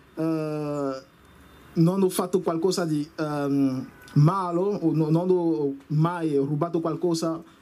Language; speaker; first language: Italian; non-native, learner; French